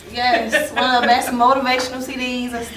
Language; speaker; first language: English; native; English